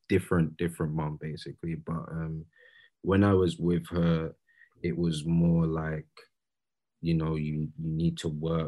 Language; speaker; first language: English; native; English